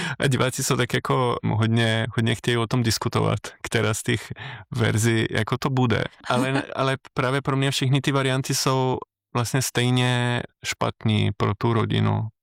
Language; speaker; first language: Czech; non-native, fluent; Slovenian